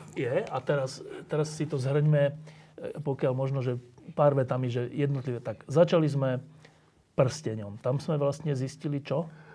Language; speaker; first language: Slovak; native; Slovak